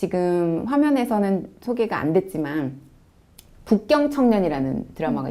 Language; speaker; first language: Korean; native; Korean